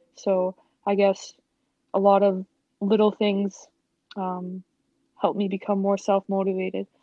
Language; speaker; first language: English; early bilingual, other home language; Spanish